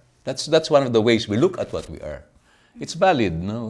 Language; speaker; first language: English; non-native, local second language; Filipino